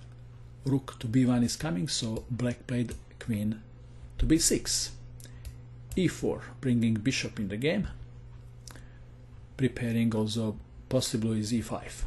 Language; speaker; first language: English; non-native, fluent; Croatian